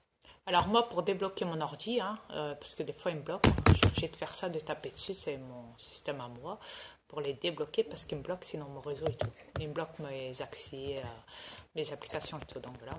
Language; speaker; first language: French; native; French